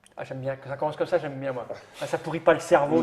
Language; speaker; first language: French; native; French